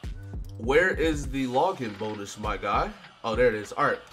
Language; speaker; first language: English; native; English